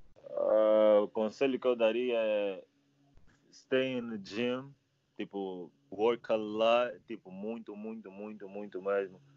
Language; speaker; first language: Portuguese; native; Portuguese